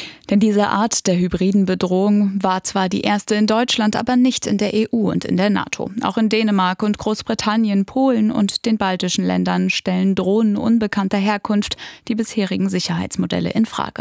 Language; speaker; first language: German; native; German